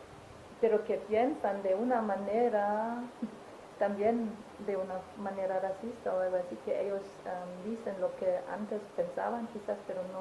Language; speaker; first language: Spanish; non-native, fluent; German